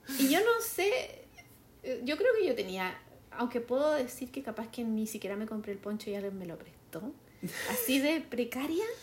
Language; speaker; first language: Spanish; native; Spanish